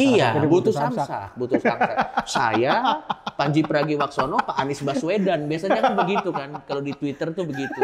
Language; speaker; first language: Indonesian; native; Indonesian